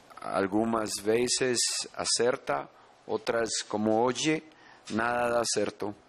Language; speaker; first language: Portuguese; non-native, fluent; Spanish